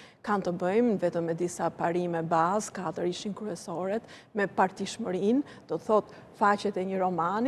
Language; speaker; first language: Albanian; native; Albanian